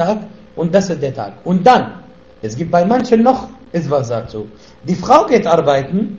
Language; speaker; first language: German; non-native, fluent; Arabic